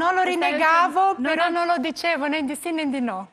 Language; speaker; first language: Albanian; non-native, learner; Portuguese